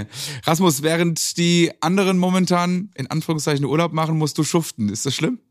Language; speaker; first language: German; native; German